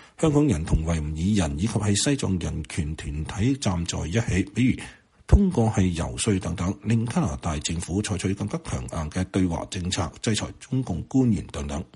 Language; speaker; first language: Chinese; non-native, local second language; Cantonese